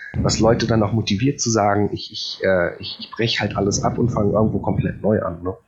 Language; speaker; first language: German; early bilingual, other home language; Polish